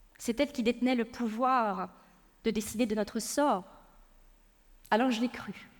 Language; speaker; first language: French; early bilingual, other home language; Persian